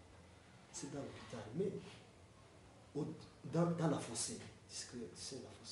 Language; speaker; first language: French; non-native, learner; Kinyarwanda